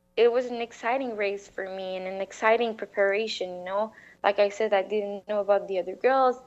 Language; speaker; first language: English; non-native, fluent; French